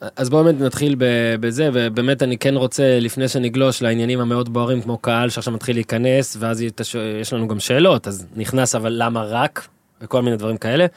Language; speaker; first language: Hebrew; native; Hebrew